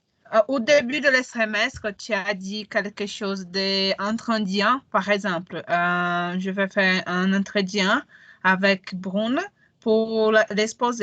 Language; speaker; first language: French; non-native, learner; Portuguese